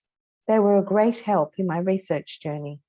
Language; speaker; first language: English; non-native, fluent; Hebrew